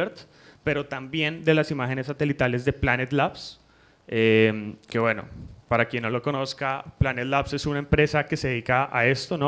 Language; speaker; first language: Spanish; native; Spanish